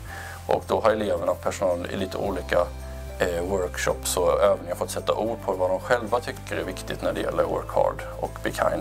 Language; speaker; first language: Swedish; native; Swedish